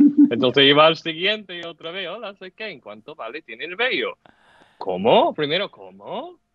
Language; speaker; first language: Spanish; non-native, fluent; English